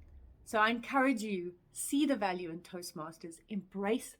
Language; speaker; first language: English; native; English